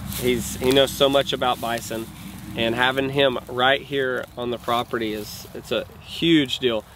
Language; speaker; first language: English; native; English